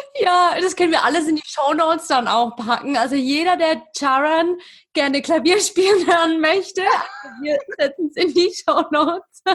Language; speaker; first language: German; native; German